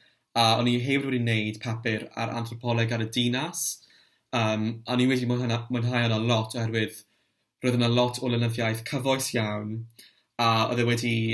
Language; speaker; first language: Welsh; non-native, local second language; English